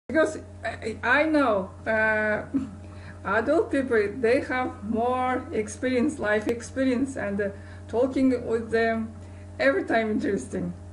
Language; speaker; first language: English; non-native, learner; Kazakh